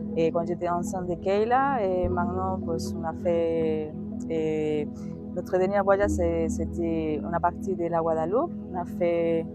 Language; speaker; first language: French; non-native, learner; Spanish